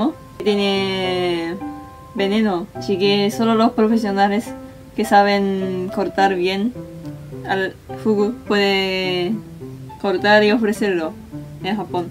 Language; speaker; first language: Spanish; non-native, fluent; Japanese